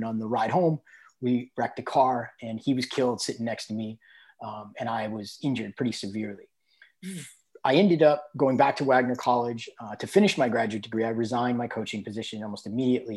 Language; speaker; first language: English; native; English